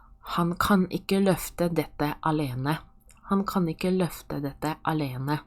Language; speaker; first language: Norwegian; non-native, fluent; Polish